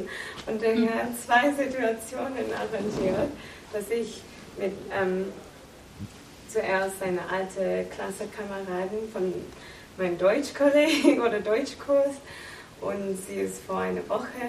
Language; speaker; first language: German; non-native, learner; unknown